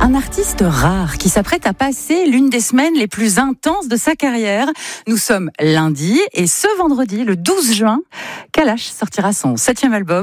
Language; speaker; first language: French; native; French